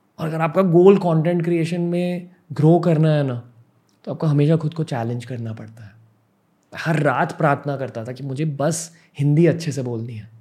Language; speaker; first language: Hindi; non-native, local second language; English